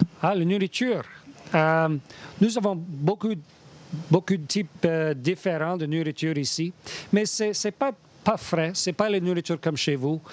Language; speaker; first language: French; non-native, learner; English